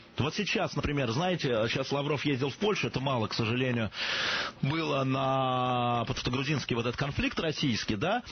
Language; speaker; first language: Russian; native; Russian